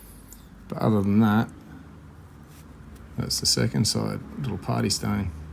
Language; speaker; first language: English; native; English